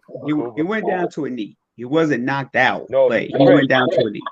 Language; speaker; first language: English; native; English